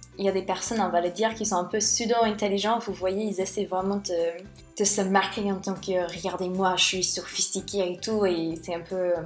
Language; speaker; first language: French; non-native, fluent; English